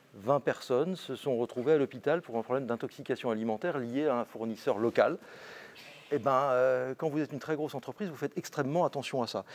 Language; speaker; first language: French; native; French